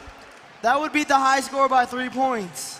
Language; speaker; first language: English; native; English